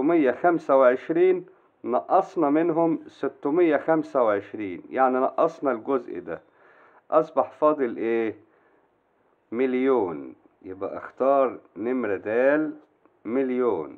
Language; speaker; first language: Arabic; native; Arabic